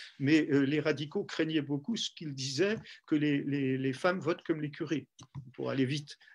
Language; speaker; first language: French; native; French